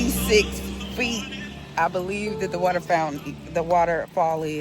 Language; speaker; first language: English; native; English